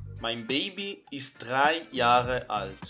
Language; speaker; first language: German; non-native, fluent; Portuguese